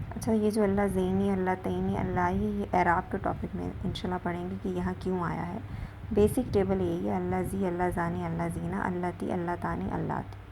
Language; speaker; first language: Urdu; native; Urdu